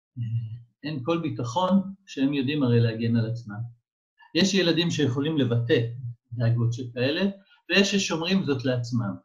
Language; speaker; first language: Hebrew; native; Hebrew